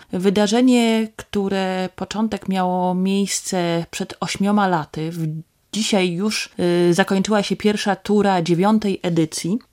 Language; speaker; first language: Polish; native; Polish